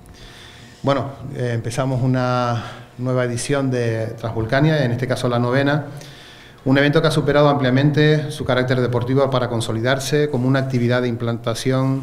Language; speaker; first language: Spanish; native; Spanish